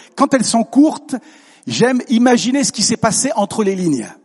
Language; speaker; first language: French; native; French